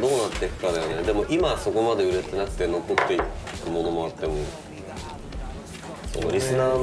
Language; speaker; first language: Japanese; native; Japanese